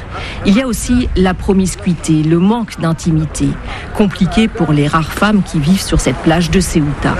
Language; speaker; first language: French; native; French